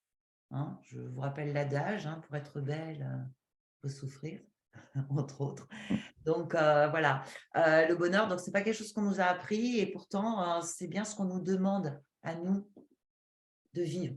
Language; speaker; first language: French; native; French